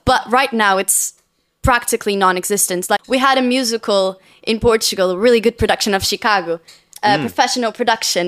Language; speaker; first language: English; non-native, fluent; Portuguese